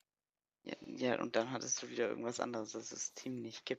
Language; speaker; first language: German; native; German